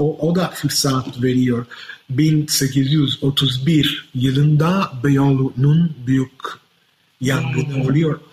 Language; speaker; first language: Turkish; non-native, fluent; Italian